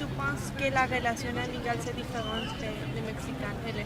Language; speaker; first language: French; non-native, learner; Spanish